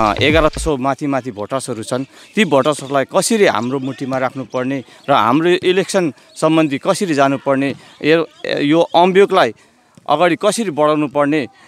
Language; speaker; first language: Nepali; native; Nepali